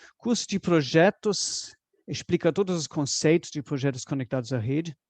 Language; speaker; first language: Portuguese; non-native, fluent; German